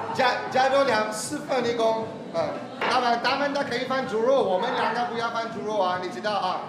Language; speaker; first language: Chinese; non-native, fluent; Morisyen